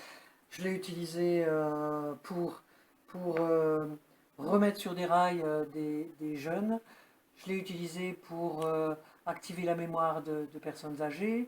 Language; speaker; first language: French; native; French